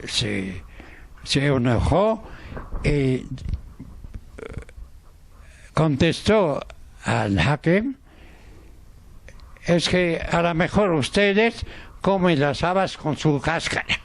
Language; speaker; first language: Spanish; non-native, fluent; Arabic